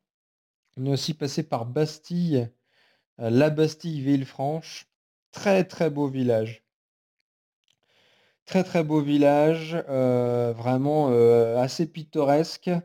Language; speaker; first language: French; native; French